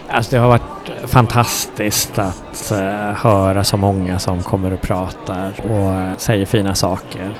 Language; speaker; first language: Swedish; early bilingual, other home language; Persian